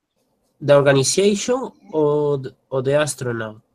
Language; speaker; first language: English; non-native, learner; Spanish